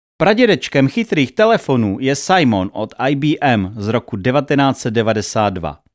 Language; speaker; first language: Czech; native; Czech